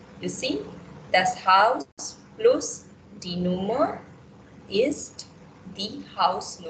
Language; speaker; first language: German; non-native, fluent; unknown